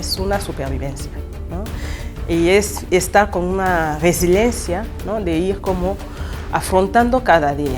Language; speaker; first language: Spanish; non-native, fluent; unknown